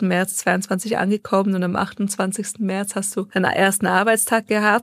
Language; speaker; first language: German; native; German